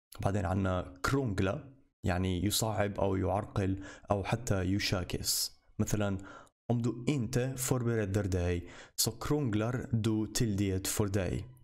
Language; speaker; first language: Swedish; non-native, fluent; Arabic